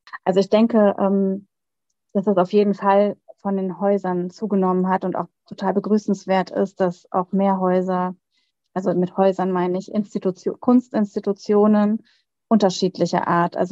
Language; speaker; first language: German; native; German